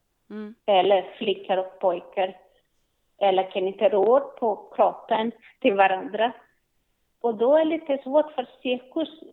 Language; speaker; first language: Swedish; non-native, learner; Portuguese